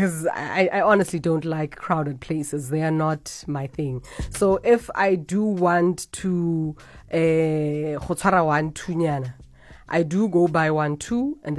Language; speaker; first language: English; non-native, local second language; South Ndebele